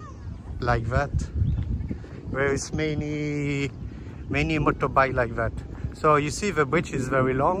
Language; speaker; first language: English; non-native, learner; Dutch